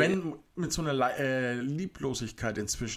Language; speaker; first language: German; native; German